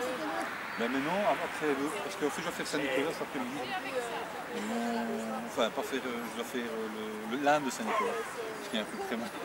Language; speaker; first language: French; native; French